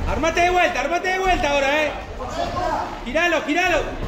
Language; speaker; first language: Spanish; native; Spanish